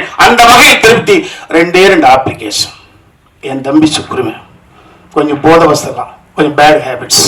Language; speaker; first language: Tamil; native; Tamil